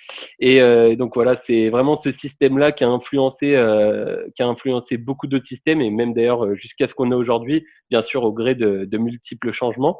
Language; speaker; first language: French; native; French